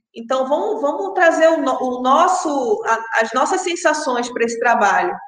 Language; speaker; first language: Portuguese; native; Portuguese